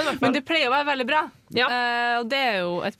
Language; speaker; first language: Norwegian; native; Norwegian